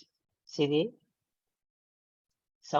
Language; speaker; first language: English; non-native, learner; Vietnamese